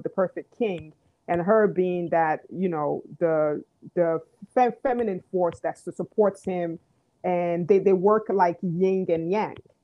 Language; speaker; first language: English; native; English